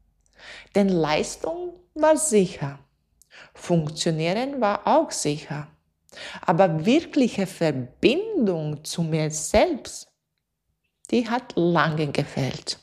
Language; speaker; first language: German; non-native, fluent; Latvian